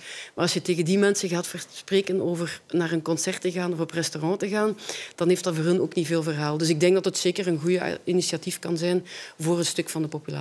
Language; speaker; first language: Dutch; native; Dutch